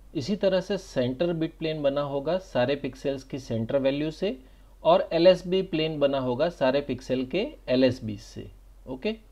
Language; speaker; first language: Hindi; non-native, local second language; Gujarati